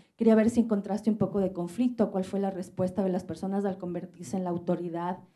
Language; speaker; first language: Spanish; native; Spanish